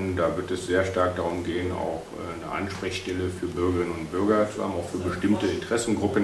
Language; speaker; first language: German; native; German